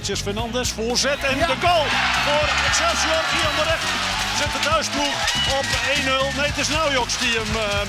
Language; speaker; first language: Dutch; native; Dutch